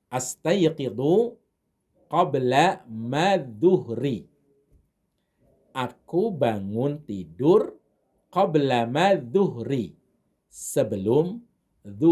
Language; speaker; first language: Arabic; non-native, fluent; Indonesian